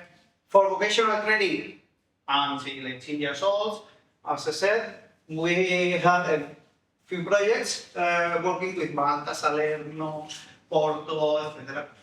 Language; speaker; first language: English; non-native, fluent; Spanish